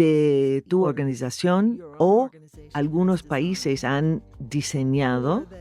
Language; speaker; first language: Spanish; non-native, fluent; English